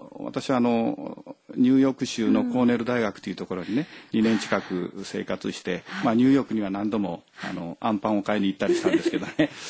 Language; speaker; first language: Japanese; native; Japanese